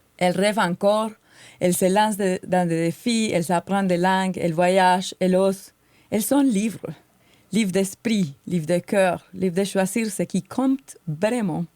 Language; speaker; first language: French; non-native, fluent; Spanish